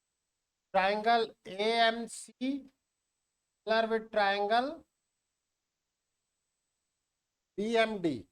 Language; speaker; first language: Hindi; native; Hindi